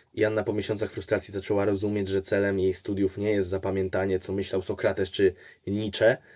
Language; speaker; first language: Polish; native; Polish